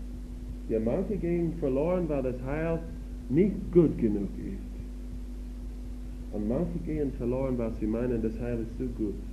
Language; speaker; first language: German; non-native, fluent; English